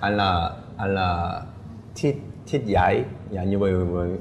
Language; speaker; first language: Vietnamese; non-native, learner; Korean